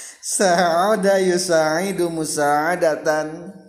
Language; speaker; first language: Arabic; non-native, fluent; Indonesian